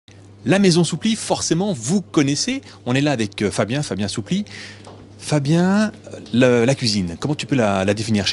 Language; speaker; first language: French; native; French